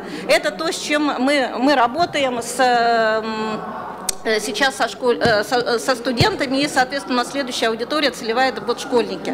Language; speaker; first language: Russian; native; Russian